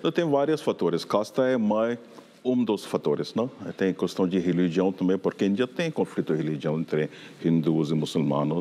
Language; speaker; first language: Portuguese; non-native, fluent; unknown